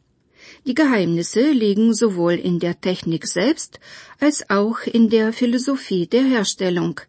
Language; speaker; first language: German; non-native, fluent; Bulgarian